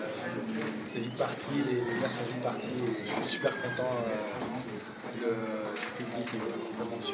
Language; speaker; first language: French; early bilingual, heritage; French